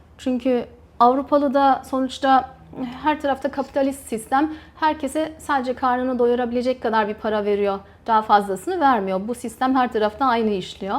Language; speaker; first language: Turkish; early bilingual, heritage; Turkish